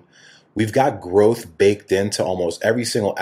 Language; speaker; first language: English; native; English